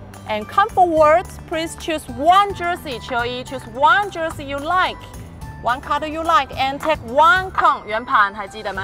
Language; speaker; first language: English; non-native, fluent; Chinese